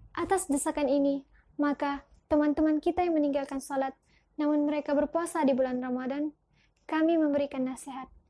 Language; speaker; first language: Indonesian; early bilingual, heritage; Indonesian